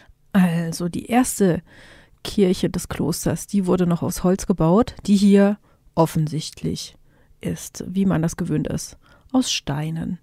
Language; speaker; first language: German; native; German